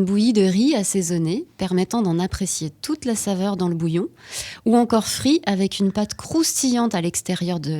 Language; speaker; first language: French; native; French